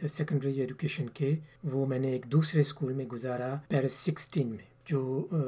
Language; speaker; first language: Urdu; early bilingual, heritage; Urdu